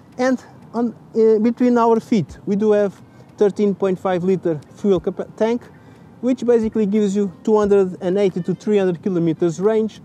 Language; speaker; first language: English; non-native, fluent; Portuguese